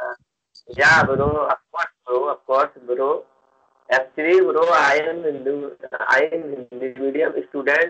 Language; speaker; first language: English; non-native, learner; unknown